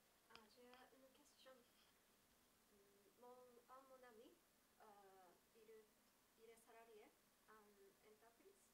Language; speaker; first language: French; non-native, learner; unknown